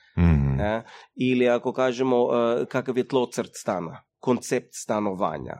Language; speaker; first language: Croatian; early bilingual, heritage; Croatian